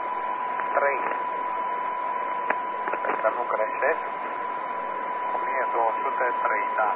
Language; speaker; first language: Romanian; native; Romanian